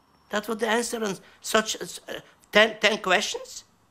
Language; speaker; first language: English; non-native, learner; Yiddish